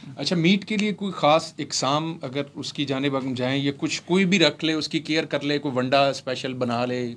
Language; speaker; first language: Urdu; non-native, local second language; Punjabi